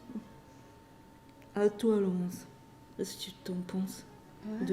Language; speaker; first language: French; native; French